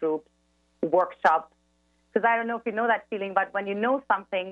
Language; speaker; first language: English; non-native, fluent; German